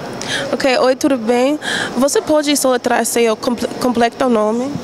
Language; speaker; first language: Portuguese; non-native, learner; English